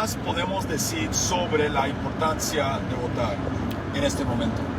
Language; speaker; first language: Spanish; non-native, fluent; English